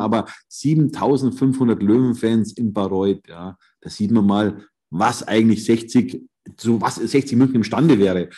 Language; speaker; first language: German; native; German